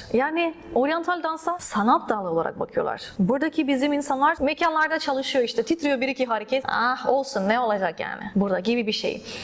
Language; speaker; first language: Turkish; early bilingual, other home language; Russian